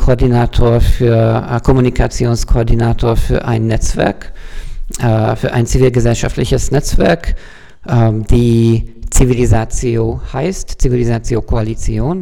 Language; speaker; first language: German; non-native, fluent; Hungarian